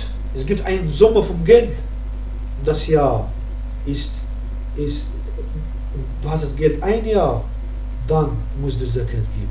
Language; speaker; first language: German; non-native, learner; Arabic